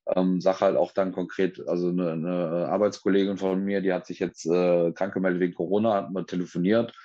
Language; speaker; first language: German; native; German